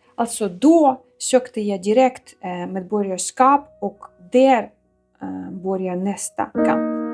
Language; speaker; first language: Swedish; non-native, fluent; Ukrainian